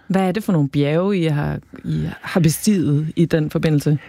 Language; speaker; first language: Danish; native; Danish